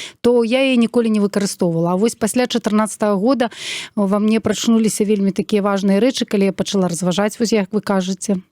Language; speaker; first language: Belarusian; non-native, local second language; Russian